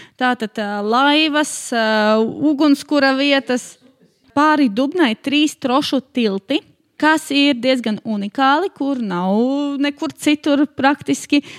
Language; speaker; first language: Latvian; native; Latvian